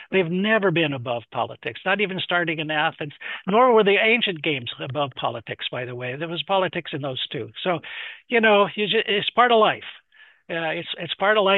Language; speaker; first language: English; native; English